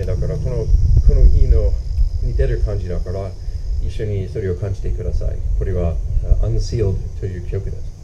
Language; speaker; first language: Japanese; non-native, fluent; English